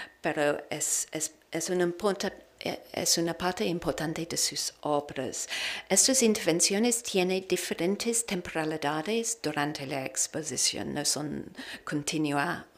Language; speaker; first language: Spanish; non-native, learner; English